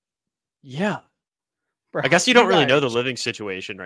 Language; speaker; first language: English; native; English